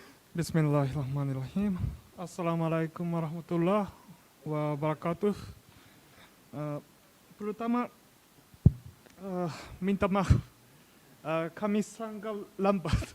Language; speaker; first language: Indonesian; non-native, learner; Japanese